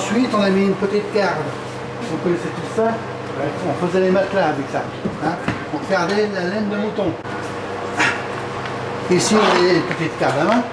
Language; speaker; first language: French; native; French